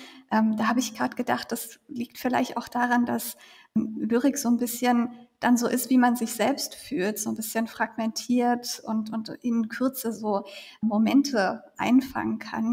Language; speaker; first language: German; native; German